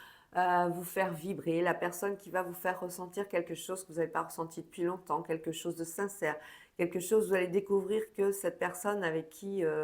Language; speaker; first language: French; native; French